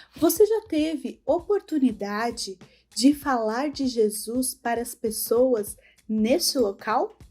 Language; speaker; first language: Portuguese; native; Portuguese